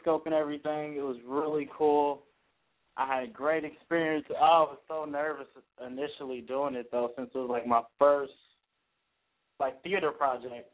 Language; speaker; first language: English; native; English